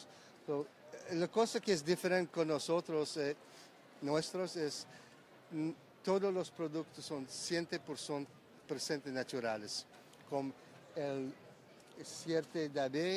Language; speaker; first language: Spanish; non-native, learner; English